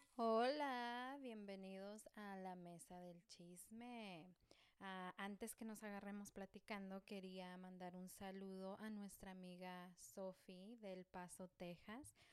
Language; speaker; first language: Spanish; early bilingual, heritage; Spanish